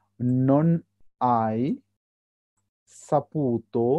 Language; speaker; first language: Italian; non-native, fluent; Sinhala